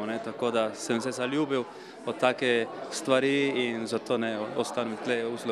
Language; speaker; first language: Slovenian; early bilingual, heritage; Spanish